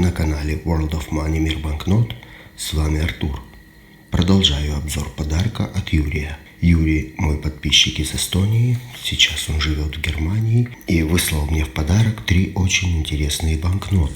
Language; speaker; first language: Russian; native; Russian